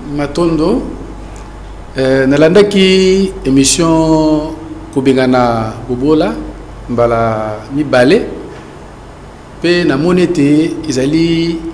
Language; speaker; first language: Lingala; native; Lingala